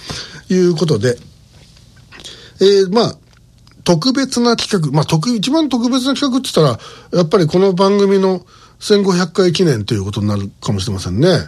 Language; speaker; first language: Japanese; native; Japanese